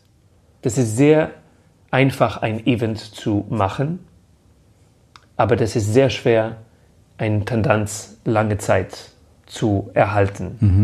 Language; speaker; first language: German; non-native, fluent; French